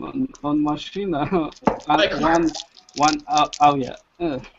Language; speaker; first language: English; non-native, learner; Russian